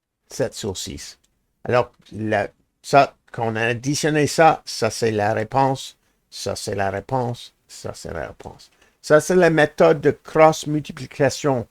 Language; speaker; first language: French; non-native, learner; English